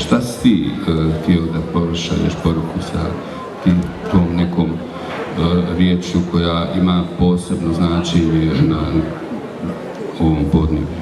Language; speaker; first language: Bosnian; native; Bosnian